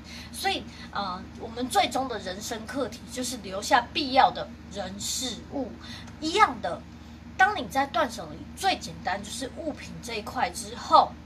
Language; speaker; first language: Chinese; native; Chinese